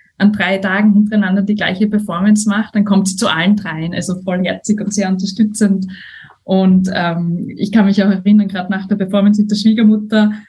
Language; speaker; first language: German; native; German